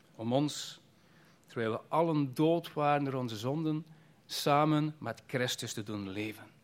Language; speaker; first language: Dutch; native; Dutch